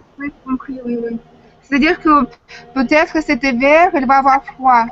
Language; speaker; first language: French; non-native, fluent; Russian